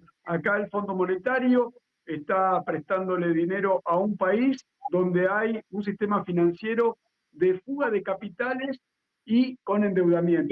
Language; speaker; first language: Spanish; native; Spanish